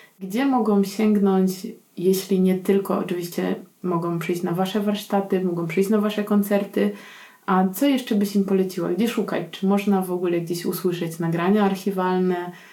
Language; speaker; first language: Polish; native; Polish